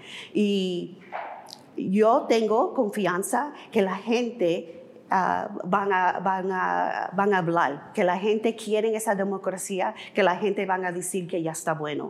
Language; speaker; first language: Spanish; early bilingual, heritage; English